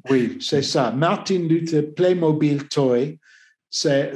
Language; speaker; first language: French; non-native, learner; English